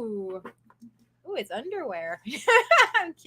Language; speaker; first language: English; native; English